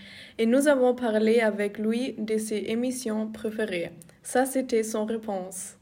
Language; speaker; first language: French; non-native, learner; German